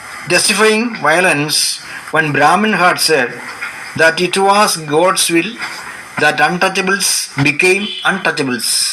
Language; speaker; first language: English; non-native, local second language; Malayalam